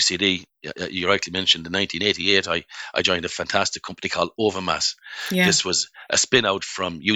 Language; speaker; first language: English; native; English